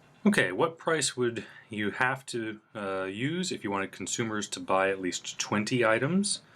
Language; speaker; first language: English; native; English